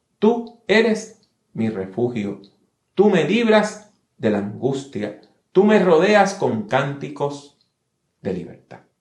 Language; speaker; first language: Spanish; native; Spanish